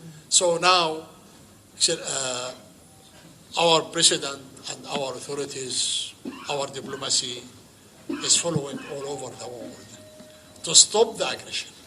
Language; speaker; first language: English; non-native, fluent; Arabic